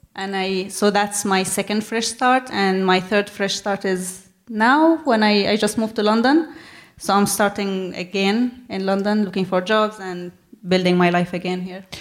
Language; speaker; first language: English; non-native, fluent; Arabic